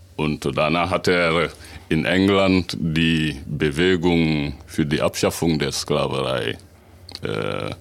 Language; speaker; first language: German; non-native, fluent; Wolof